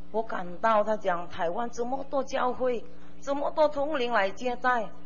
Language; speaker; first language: Chinese; early bilingual, heritage; Chinese